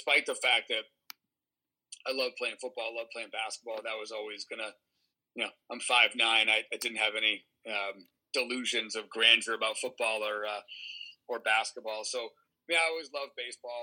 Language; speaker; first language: English; native; English